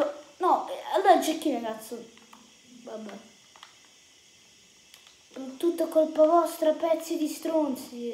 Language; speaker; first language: Italian; native; Italian